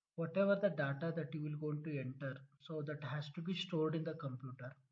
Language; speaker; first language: English; non-native, local second language; Kannada